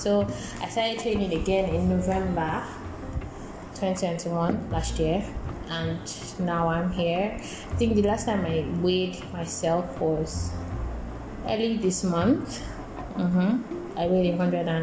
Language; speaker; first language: English; non-native, local second language; Yoruba